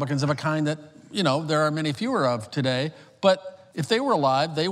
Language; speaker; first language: English; native; English